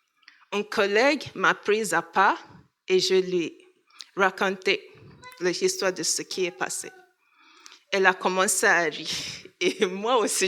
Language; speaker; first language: French; non-native, learner; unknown